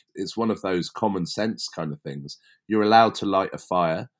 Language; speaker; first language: English; native; English